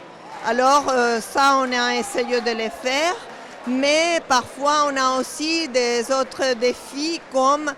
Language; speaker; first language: French; non-native, fluent; Spanish